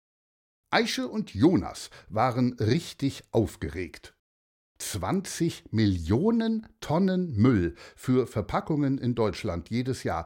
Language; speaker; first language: German; native; German